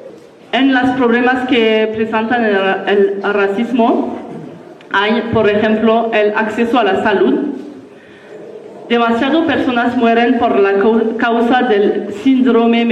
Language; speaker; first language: Spanish; non-native, learner; French